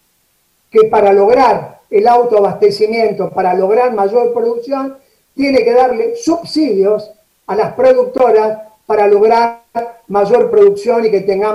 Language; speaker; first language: Spanish; native; Spanish